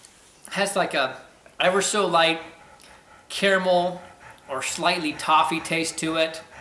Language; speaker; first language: English; native; English